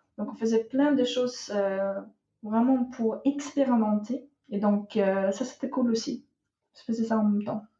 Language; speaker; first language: French; non-native, fluent; Russian